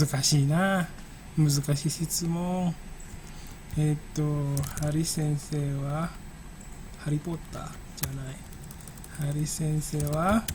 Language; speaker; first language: Japanese; non-native, fluent; Indonesian